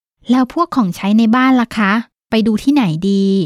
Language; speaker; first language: Thai; native; Thai